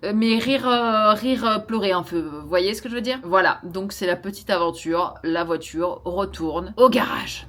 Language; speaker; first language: French; early bilingual, other home language; Portuguese